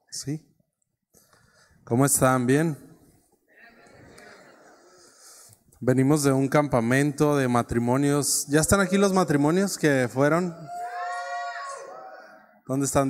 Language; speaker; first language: Spanish; native; Spanish